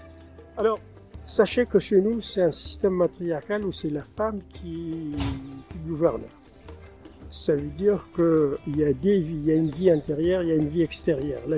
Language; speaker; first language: French; non-native, local second language; Tamasheq